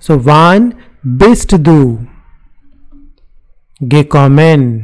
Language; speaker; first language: German; non-native, fluent; Hindi